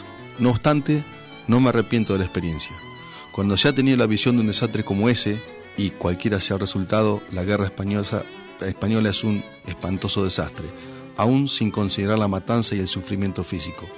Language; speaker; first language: Spanish; native; Spanish